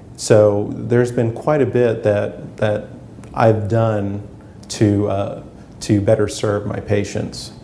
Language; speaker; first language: English; native; English